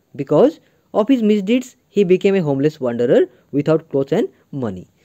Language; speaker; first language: English; non-native, local second language; Assamese